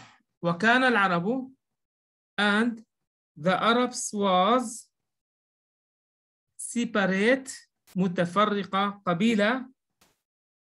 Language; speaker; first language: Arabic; non-native, fluent; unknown